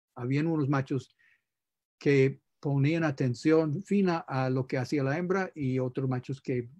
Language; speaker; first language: Spanish; non-native, fluent; English